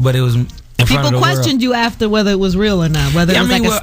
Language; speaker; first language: English; native; English